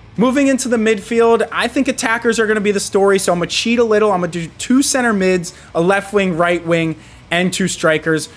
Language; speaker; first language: English; native; English